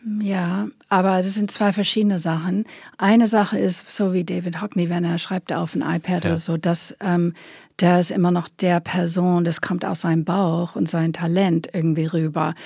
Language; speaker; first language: German; non-native, fluent; English